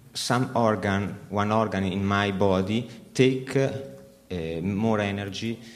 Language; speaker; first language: English; non-native, learner; Italian